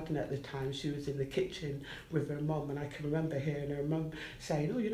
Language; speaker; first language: English; native; English